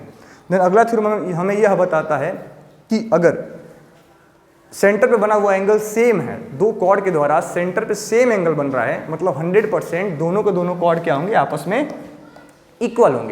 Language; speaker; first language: Hindi; native; Hindi